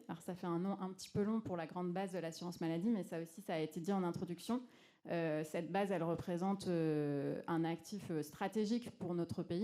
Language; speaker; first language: French; native; French